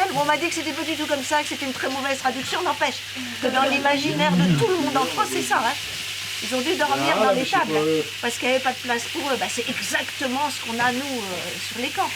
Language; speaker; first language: French; native; French